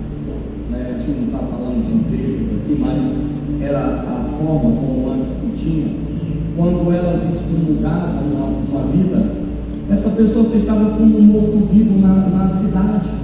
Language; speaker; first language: Portuguese; native; Portuguese